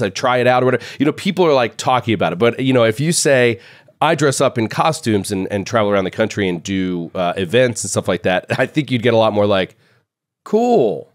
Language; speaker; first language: English; native; English